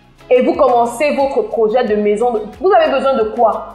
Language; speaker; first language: French; native; French